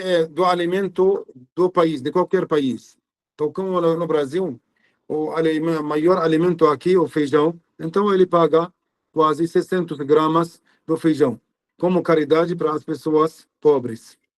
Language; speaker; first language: Portuguese; non-native, fluent; Arabic